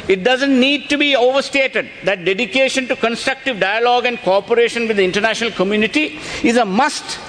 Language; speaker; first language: English; non-native, local second language; Sinhala